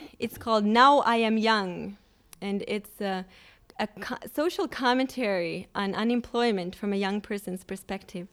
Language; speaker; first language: English; non-native, fluent; Swedish